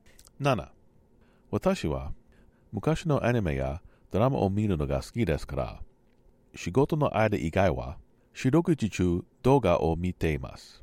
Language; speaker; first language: Japanese; non-native, learner; English